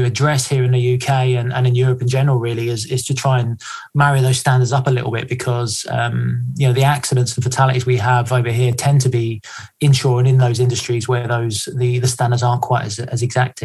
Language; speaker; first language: English; native; English